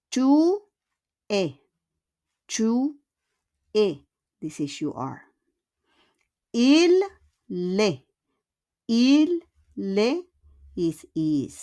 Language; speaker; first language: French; non-native, fluent; Filipino